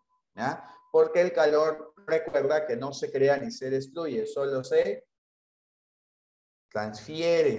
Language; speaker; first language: Spanish; native; Spanish